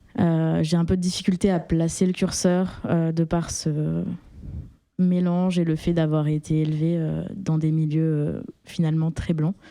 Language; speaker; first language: French; native; French